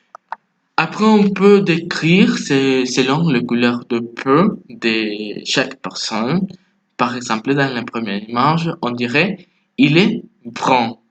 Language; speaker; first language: French; non-native, fluent; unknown